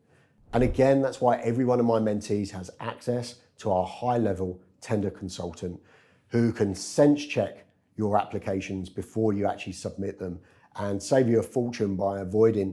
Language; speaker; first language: English; native; English